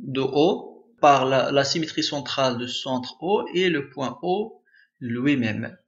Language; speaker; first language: French; non-native, local second language; Arabic